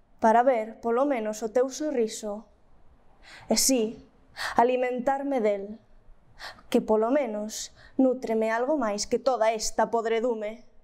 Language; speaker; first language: Galician; native; Galician